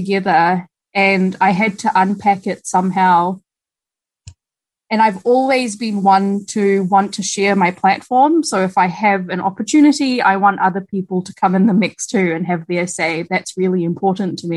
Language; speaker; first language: English; native; English